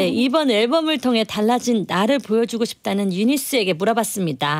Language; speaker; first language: Korean; native; Korean